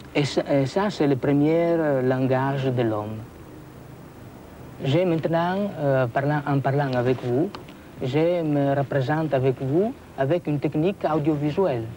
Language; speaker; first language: French; non-native, fluent; Italian